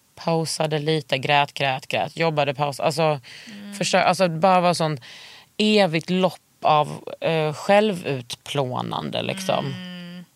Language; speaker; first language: Swedish; native; Swedish